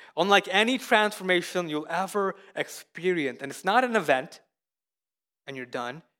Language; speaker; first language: English; early bilingual, other home language; Hindi